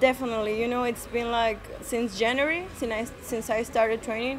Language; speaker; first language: English; non-native, fluent; Spanish